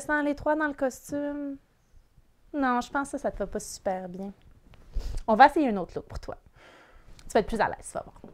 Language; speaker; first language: French; native; French